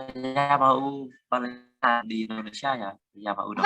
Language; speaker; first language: Indonesian; non-native, learner; Khmer